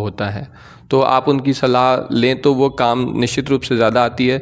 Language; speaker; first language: Hindi; native; Hindi